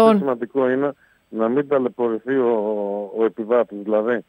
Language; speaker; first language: Greek; native; Greek